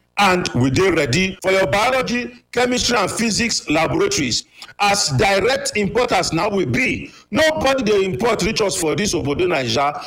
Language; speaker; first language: Nigerian Pidgin; native; Nigerian Pidgin